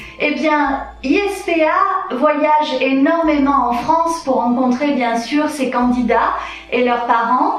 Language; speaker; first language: French; native; French